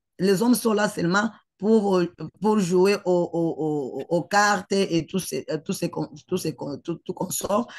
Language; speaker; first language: French; non-native, local second language; Swahili